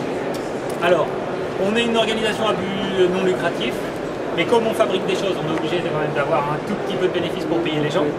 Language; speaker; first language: French; native; French